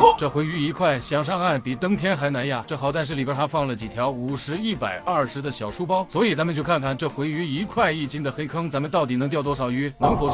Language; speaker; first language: Chinese; native; Chinese